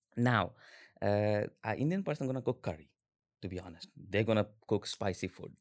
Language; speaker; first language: English; non-native, local second language; Hindi